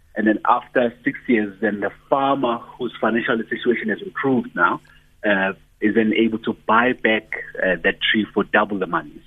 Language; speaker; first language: English; non-native, local second language; Zulu